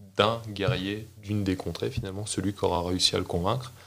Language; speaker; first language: French; native; French